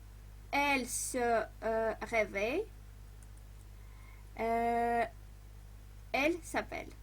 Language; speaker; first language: French; non-native, fluent; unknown